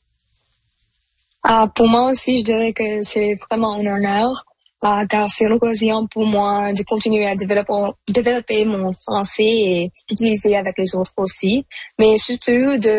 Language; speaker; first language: French; non-native, local second language; Punjabi